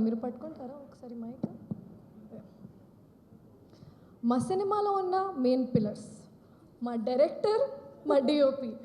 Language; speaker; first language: Telugu; non-native, local second language; Hindi